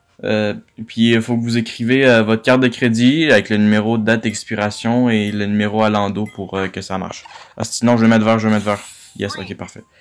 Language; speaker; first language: French; native; French